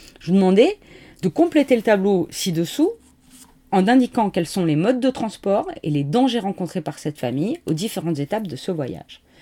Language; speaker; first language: French; native; French